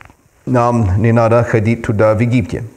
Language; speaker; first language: Russian; non-native, fluent; English